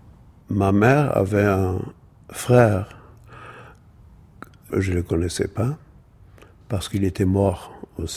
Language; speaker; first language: French; non-native, fluent; German